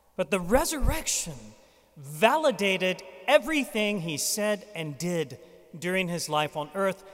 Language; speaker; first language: English; native; English